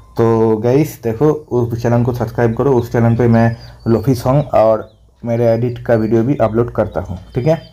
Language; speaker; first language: Hindi; non-native, local second language; Bangla